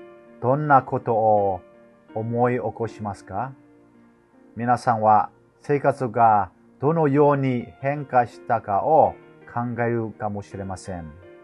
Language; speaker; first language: Japanese; non-native, fluent; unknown